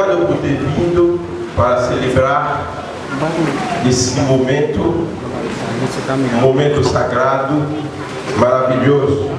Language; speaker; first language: Portuguese; non-native, local second language; Haitian Creole